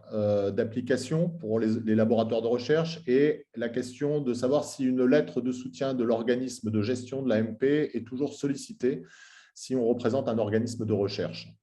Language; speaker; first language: French; native; French